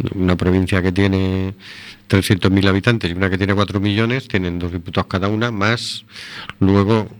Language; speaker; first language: Spanish; native; Spanish